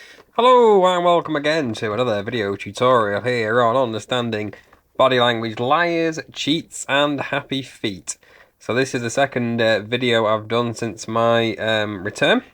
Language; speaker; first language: English; native; English